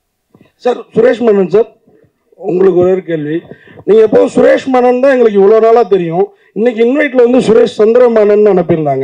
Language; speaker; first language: Tamil; native; Tamil